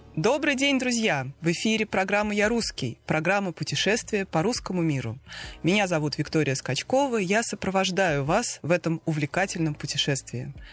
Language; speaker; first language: Russian; native; Russian